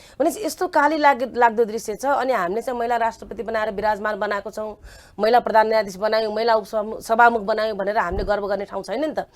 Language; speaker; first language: Nepali; native; Nepali